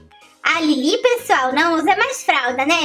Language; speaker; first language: Portuguese; native; Portuguese